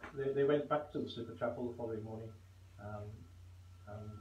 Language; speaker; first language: English; native; English